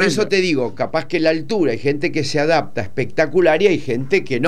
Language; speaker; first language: Spanish; native; Spanish